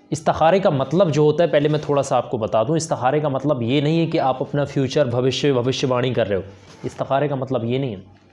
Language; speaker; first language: Urdu; native; Urdu